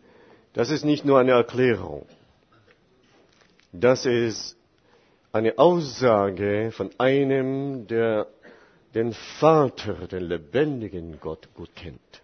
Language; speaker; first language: German; non-native, fluent; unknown